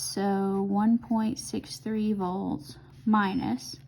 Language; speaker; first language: English; native; English